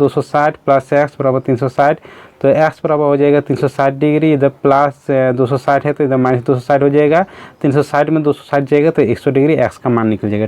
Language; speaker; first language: Hindi; native; Hindi